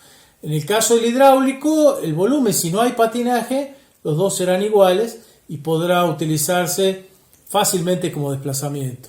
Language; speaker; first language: Spanish; native; Spanish